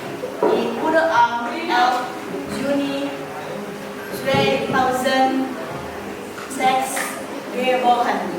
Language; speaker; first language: German; non-native, learner; Indonesian